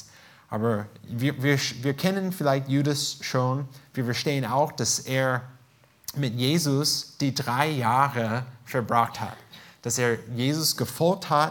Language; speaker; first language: German; non-native, fluent; English